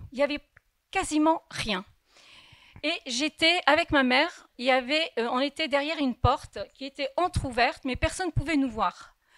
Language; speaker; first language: French; early bilingual, other home language; Kabyle